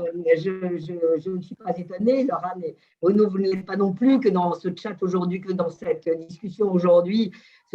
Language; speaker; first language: French; native; French